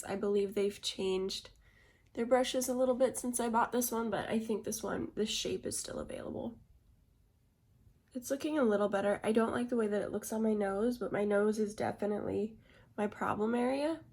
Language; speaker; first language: English; native; English